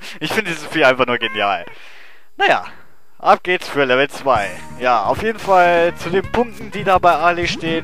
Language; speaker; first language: German; native; German